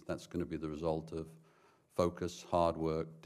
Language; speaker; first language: English; native; English